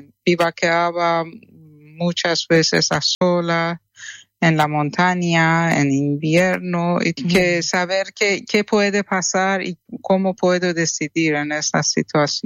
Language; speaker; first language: Spanish; non-native, fluent; Persian